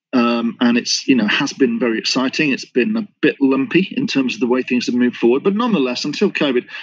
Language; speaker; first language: English; native; English